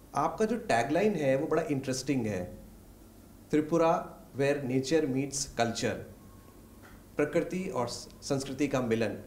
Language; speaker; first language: Hindi; native; Hindi